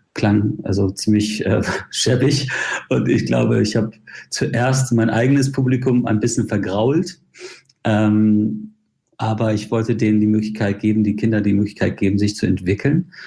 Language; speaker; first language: German; non-native, fluent; English